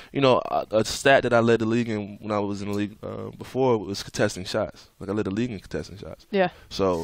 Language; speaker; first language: English; native; English